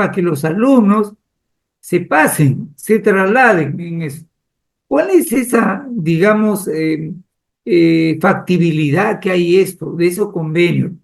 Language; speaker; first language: Spanish; native; Spanish